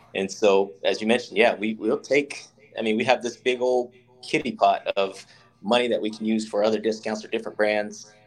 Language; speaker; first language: English; native; English